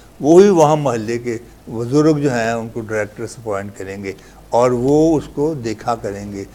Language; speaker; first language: Urdu; native; Urdu